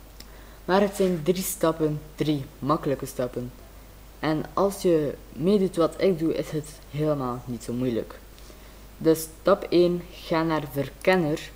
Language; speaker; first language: Dutch; native; Dutch